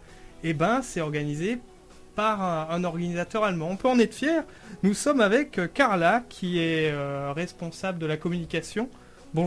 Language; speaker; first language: French; native; French